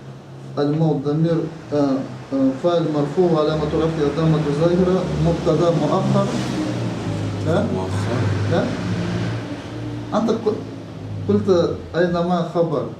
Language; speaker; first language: Arabic; non-native, learner; Chechen